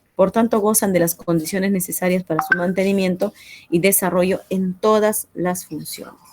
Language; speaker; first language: Spanish; non-native, local second language; Quechua